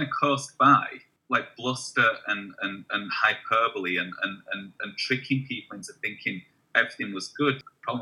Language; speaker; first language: English; native; English